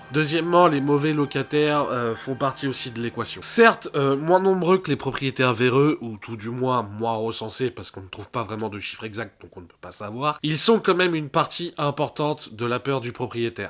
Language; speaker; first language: French; native; French